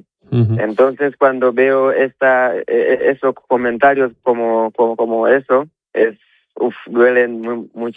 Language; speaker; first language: Spanish; non-native, learner; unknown